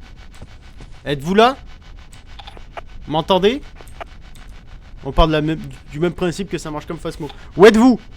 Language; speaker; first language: French; native; French